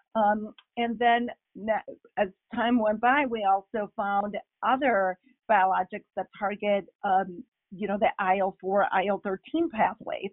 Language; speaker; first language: English; non-native, fluent; Spanish